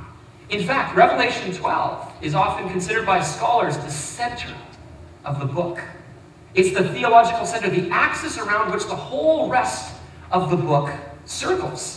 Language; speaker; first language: English; native; English